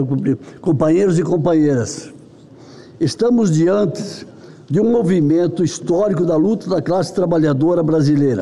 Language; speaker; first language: Portuguese; native; Portuguese